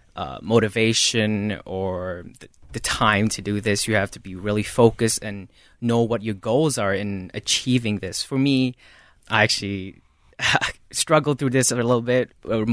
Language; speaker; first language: English; non-native, fluent; Khmer